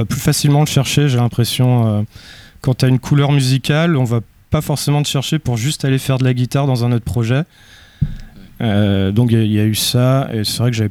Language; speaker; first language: French; native; French